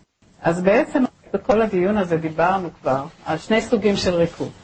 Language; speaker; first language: Hebrew; native; Hebrew